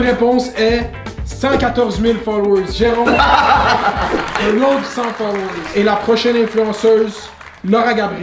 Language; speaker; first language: French; native; French